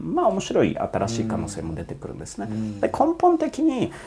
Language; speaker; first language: Japanese; non-native, fluent; Polish